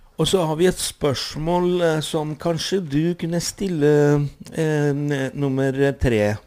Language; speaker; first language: Norwegian; non-native, fluent; Spanish